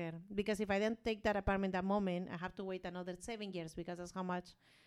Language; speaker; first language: English; non-native, learner; Spanish